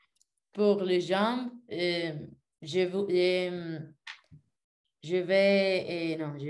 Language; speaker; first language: French; non-native, learner; Spanish